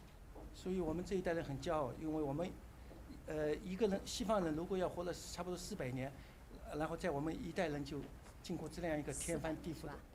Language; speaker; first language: Chinese; native; Chinese